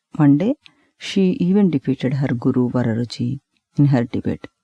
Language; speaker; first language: English; non-native, local second language; Telugu